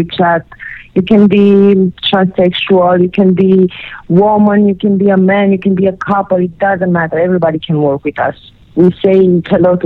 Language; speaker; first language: English; non-native, fluent; Romanian